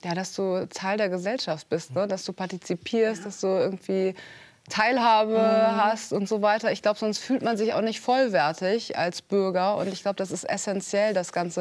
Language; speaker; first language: German; native; German